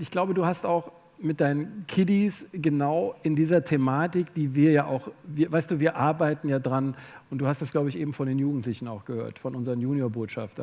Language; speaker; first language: German; native; German